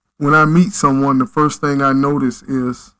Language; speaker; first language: English; native; English